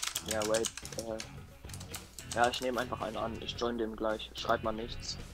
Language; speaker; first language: German; native; German